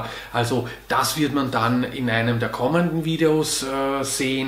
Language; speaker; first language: German; native; German